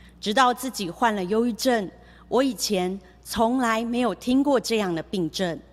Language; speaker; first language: Chinese; early bilingual, heritage; Chinese